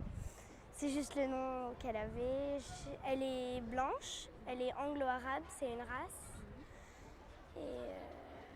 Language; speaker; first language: French; early bilingual, other home language; English